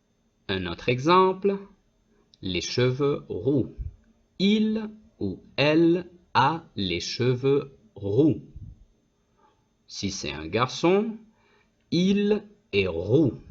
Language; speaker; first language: French; non-native, fluent; Spanish